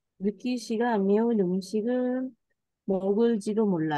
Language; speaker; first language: Korean; non-native, learner; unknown